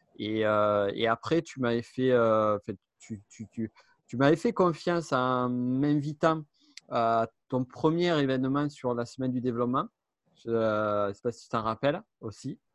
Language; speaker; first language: French; native; French